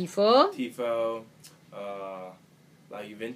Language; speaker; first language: Italian; non-native, learner; English